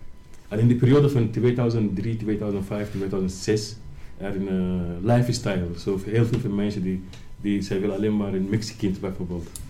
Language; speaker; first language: Dutch; non-native, learner; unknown